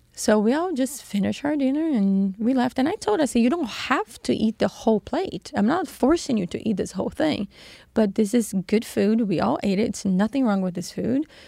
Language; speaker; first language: English; non-native, fluent; Portuguese